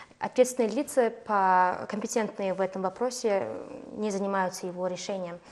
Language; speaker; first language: Russian; non-native, fluent; Mongolian